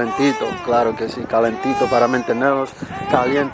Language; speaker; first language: Spanish; non-native, learner; Haitian Creole